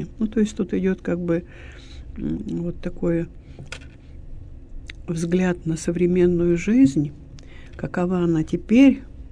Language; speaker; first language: Russian; native; Russian